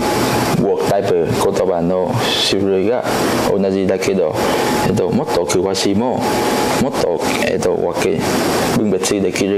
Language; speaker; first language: Japanese; non-native, learner; Cantonese